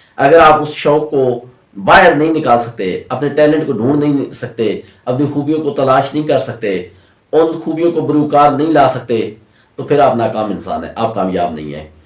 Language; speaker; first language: Urdu; non-native, local second language; Punjabi